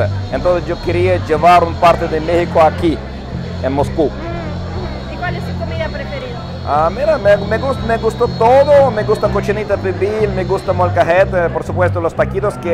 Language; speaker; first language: Spanish; non-native, fluent; Russian